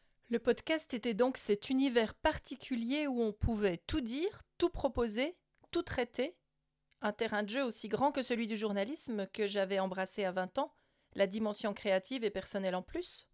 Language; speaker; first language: French; native; French